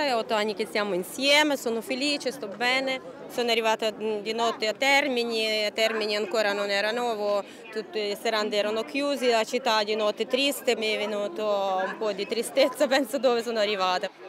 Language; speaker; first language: Italian; non-native, learner; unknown